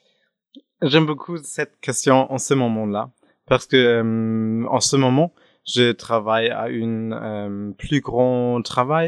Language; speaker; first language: French; non-native, fluent; German